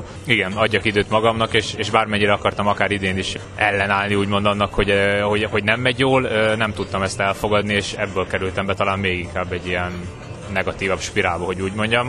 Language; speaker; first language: Hungarian; native; Hungarian